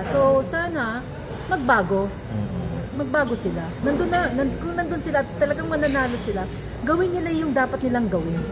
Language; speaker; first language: Filipino; native; Filipino